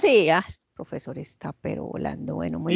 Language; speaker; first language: Spanish; native; Spanish